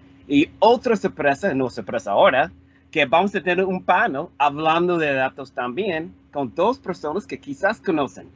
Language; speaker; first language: Spanish; non-native, fluent; English